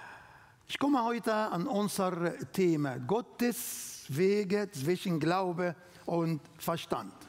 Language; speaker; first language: German; non-native, learner; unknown